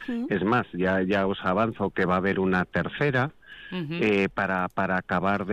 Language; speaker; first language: Spanish; native; Spanish